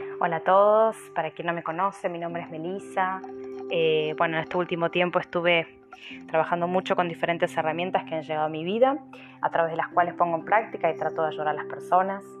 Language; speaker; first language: Spanish; native; Spanish